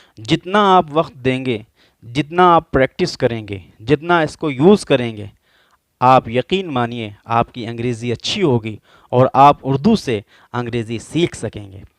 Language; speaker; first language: Urdu; native; Urdu